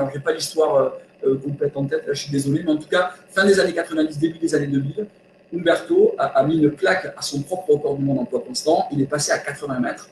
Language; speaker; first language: French; native; French